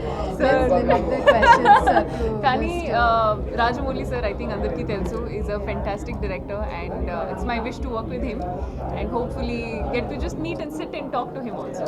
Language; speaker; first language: Telugu; non-native, learner; Haryanvi